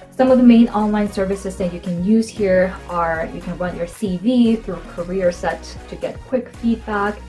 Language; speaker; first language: English; non-native, fluent; Korean